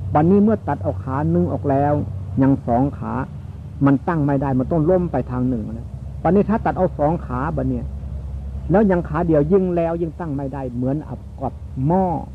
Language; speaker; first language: Thai; non-native, local second language; Northeastern Thai